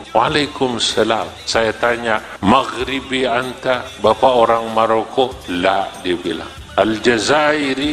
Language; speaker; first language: Indonesian; native; Indonesian